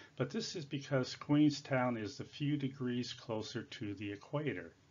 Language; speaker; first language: English; native; English